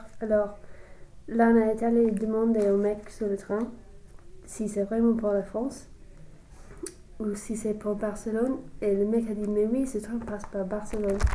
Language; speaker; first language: French; non-native, learner; English